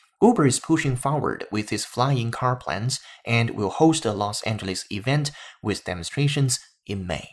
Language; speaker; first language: English; non-native, fluent; Chinese